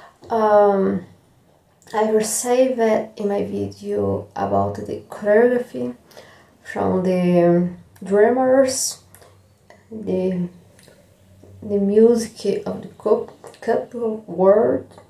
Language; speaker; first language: English; non-native, learner; Portuguese